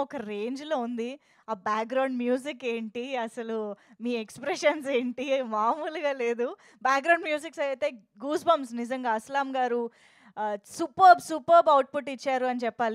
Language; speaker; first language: Telugu; native; Telugu